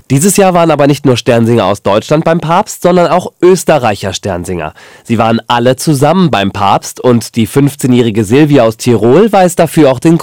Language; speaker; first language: German; native; German